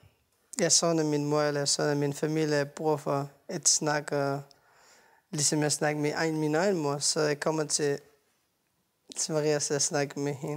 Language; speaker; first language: Danish; non-native, learner; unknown